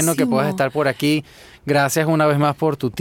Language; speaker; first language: Spanish; native; Spanish